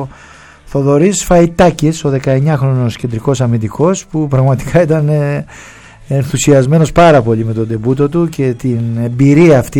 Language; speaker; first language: Greek; native; Greek